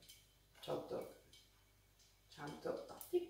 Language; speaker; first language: Japanese; non-native, fluent; Italian